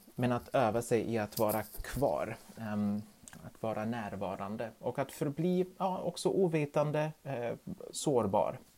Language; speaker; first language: Swedish; non-native, fluent; German